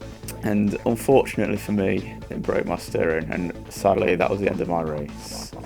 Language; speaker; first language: English; native; English